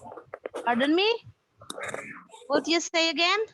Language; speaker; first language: English; non-native, fluent; Indonesian